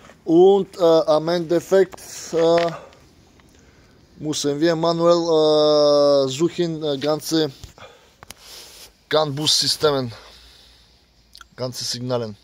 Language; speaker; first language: German; non-native, fluent; Bulgarian